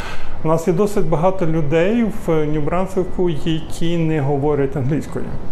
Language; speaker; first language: Ukrainian; native; Ukrainian